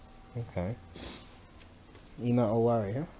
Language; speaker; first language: Japanese; non-native, learner; English